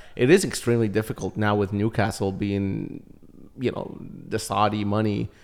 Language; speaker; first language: English; early bilingual, other home language; Arabic